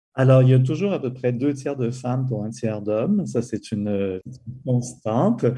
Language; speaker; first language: French; native; French